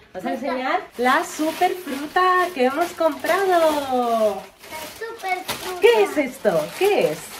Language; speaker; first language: Spanish; native; Spanish